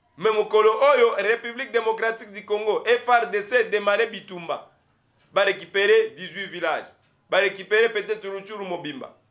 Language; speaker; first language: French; non-native, local second language; Lingala